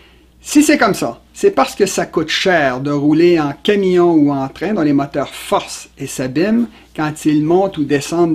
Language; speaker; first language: French; native; French